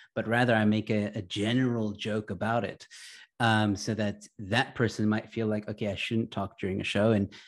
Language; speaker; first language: English; early bilingual, other home language; Arabic